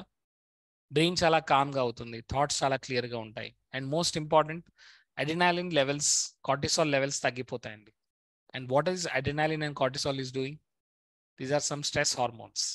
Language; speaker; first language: Telugu; native; Telugu